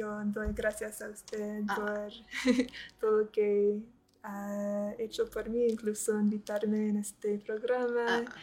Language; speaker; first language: Spanish; non-native, learner; English